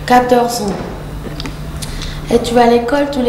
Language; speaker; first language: French; non-native, fluent; Spanish